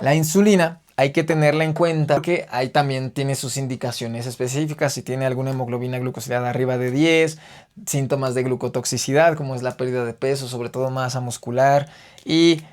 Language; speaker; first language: Spanish; native; Spanish